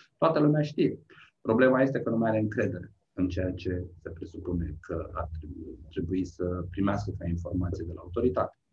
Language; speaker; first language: Romanian; native; Romanian